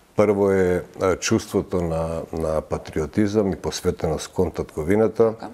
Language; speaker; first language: Macedonian; early bilingual, heritage; Macedonian